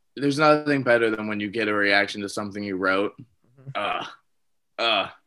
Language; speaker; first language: English; native; English